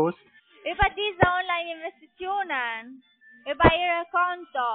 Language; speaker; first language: German; non-native, learner; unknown